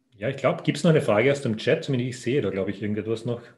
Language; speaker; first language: German; native; German